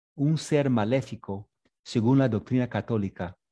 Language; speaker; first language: Spanish; non-native, fluent; English